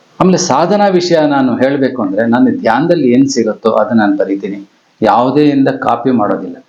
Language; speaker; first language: Kannada; non-native, local second language; Telugu